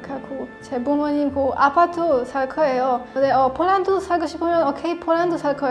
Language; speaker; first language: Korean; non-native, learner; Polish